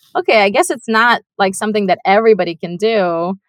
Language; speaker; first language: English; non-native, fluent; Russian